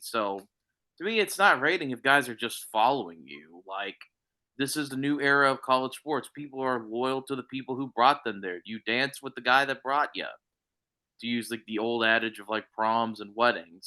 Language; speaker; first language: English; native; English